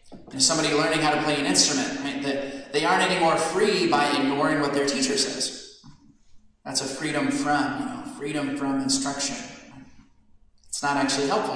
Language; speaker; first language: English; native; English